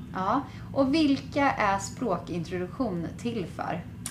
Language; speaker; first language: Swedish; native; Swedish